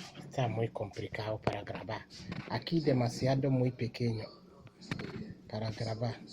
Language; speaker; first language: Spanish; non-native, learner; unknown